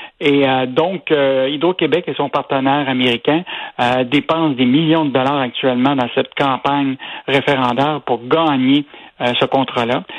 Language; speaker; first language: French; native; French